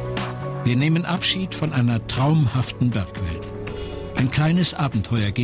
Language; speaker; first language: German; native; German